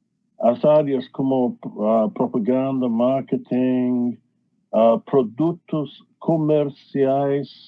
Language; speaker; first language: Portuguese; non-native, fluent; English